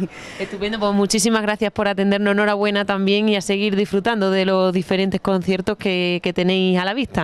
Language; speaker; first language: Spanish; native; Spanish